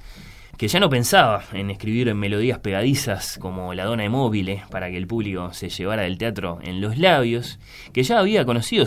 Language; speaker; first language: Spanish; native; Spanish